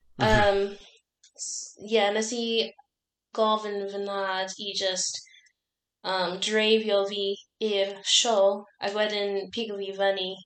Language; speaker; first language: Welsh; non-native, learner; English